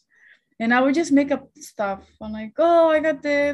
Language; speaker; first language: English; early bilingual, other home language; Spanish